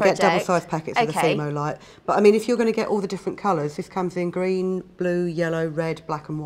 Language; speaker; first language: English; native; English